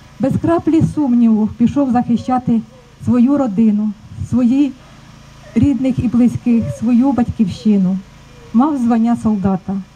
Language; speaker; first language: Ukrainian; native; Ukrainian